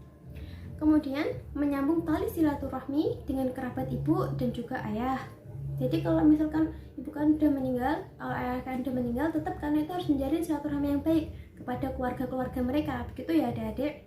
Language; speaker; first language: Indonesian; native; Indonesian